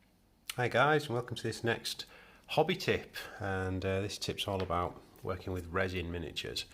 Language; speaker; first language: English; native; English